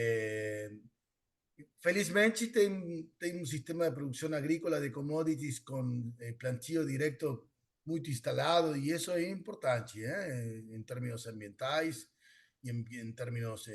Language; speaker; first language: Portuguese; non-native, learner; Spanish